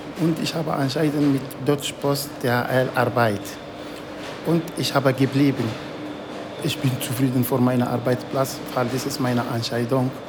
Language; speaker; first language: German; non-native, learner; Arabic